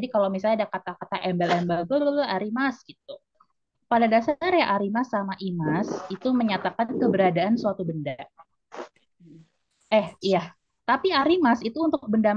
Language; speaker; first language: Indonesian; native; Indonesian